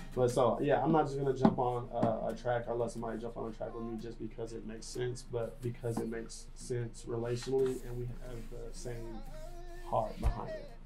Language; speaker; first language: English; native; English